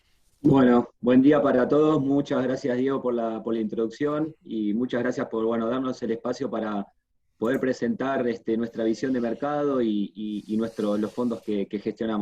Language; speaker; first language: Spanish; native; Spanish